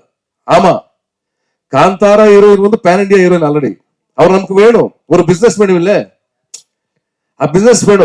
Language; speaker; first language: Tamil; non-native, learner; Kannada